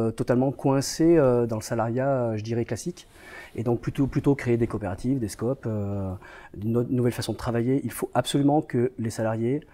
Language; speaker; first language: French; native; French